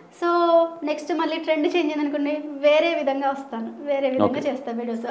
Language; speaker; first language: Telugu; non-native, local second language; Hindi